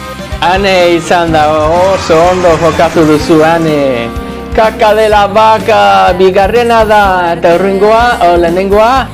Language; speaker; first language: Basque; non-native, learner; English